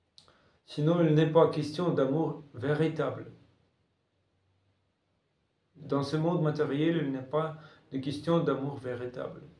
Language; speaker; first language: French; non-native, fluent; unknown